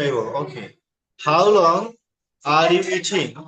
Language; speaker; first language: English; non-native, learner; Bangla